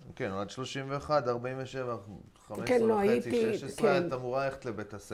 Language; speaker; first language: Hebrew; native; Hebrew